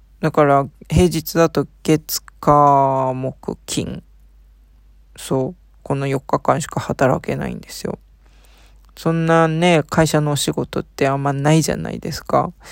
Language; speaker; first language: Japanese; early bilingual, heritage; Japanese